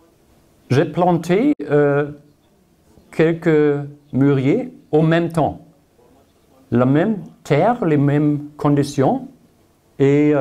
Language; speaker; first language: French; non-native, learner; German